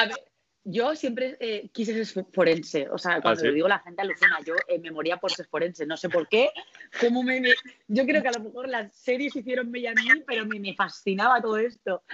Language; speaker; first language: Spanish; native; Spanish